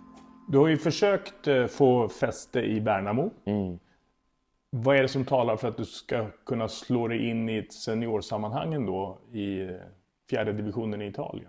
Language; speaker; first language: Swedish; native; Swedish